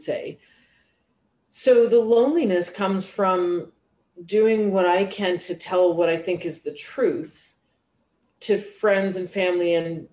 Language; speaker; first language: English; native; English